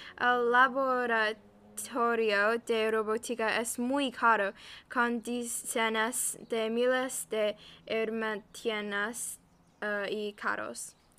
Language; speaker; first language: Spanish; non-native, learner; English